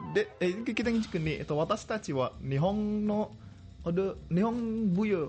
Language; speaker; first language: Japanese; non-native, learner; Indonesian